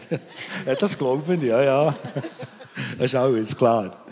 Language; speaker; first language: German; native; German